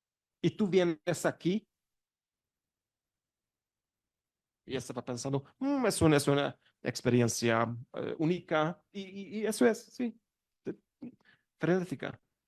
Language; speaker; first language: Spanish; non-native, learner; Hungarian